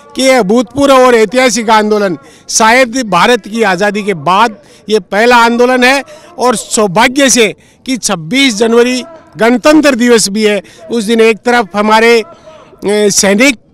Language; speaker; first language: Hindi; native; Hindi